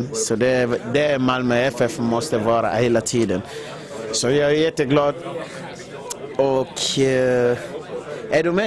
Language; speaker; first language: Swedish; non-native, fluent; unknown